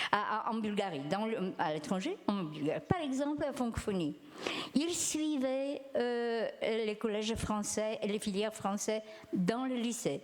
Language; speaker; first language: French; non-native, fluent; Bulgarian